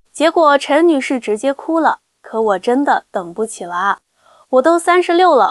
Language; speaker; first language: Chinese; native; Chinese